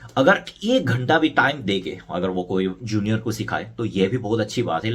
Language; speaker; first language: Hindi; non-native, fluent; Korean